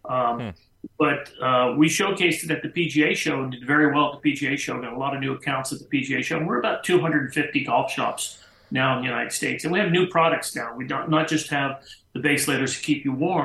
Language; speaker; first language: English; native; English